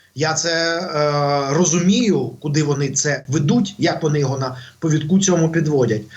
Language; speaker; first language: Ukrainian; non-native, local second language; Russian